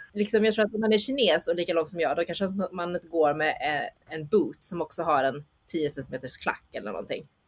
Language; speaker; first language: Swedish; early bilingual, other home language; Chinese